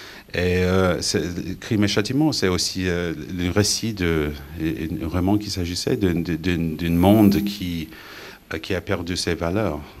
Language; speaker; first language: French; non-native, fluent; English